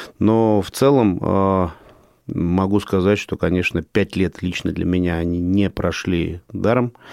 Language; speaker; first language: Russian; native; Russian